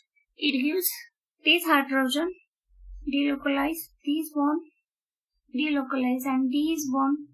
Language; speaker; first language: English; non-native, local second language; Marathi